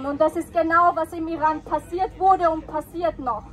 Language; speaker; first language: German; non-native, fluent; Persian